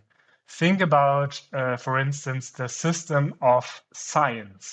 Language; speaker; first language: English; non-native, fluent; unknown